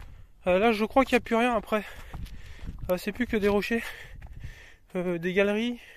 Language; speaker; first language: French; native; French